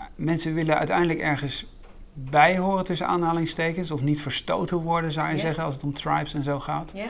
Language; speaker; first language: Dutch; native; Dutch